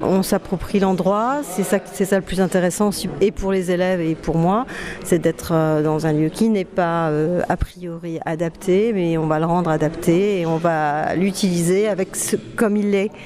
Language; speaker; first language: French; native; French